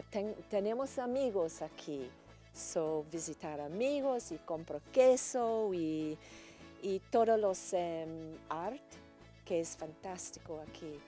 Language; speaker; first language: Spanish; non-native, learner; English